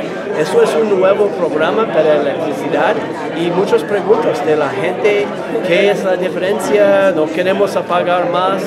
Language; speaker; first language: Spanish; non-native, learner; English